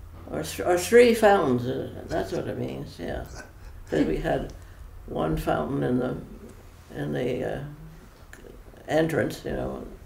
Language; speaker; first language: English; native; English